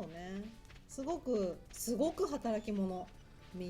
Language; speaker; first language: Japanese; native; Japanese